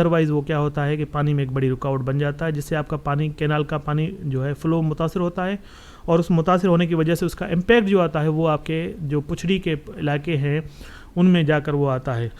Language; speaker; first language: Urdu; non-native, local second language; Sindhi